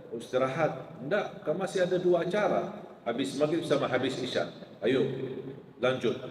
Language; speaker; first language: Malay; non-native, fluent; Arabic